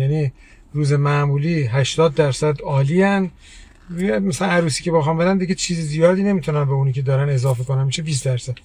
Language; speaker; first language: Persian; early bilingual, heritage; Persian